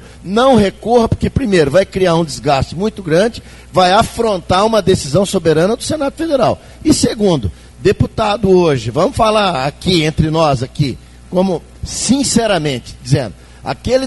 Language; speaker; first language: Portuguese; native; Portuguese